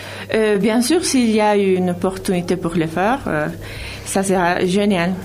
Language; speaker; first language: French; non-native, fluent; Spanish